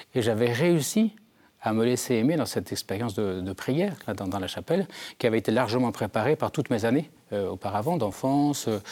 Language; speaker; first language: French; native; French